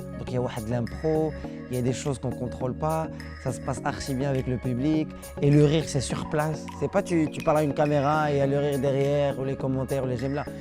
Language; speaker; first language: French; non-native, local second language; Arabic